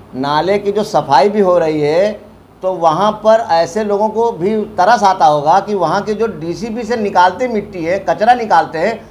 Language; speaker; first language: Hindi; non-native, local second language; Urdu